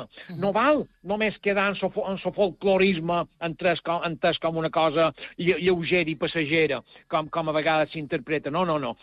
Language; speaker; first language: Catalan; native; Catalan